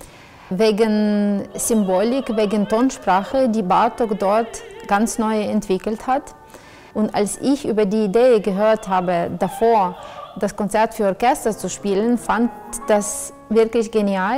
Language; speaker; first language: German; non-native, fluent; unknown